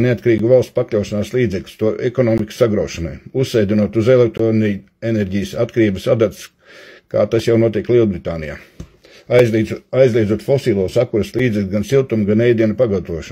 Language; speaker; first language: Latvian; native; Latvian